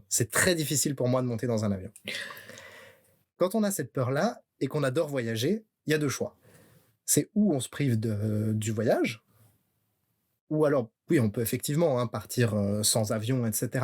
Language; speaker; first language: French; native; French